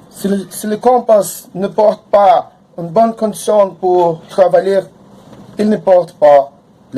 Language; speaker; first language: French; non-native, learner; Portuguese